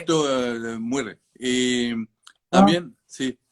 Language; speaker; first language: Spanish; non-native, learner; French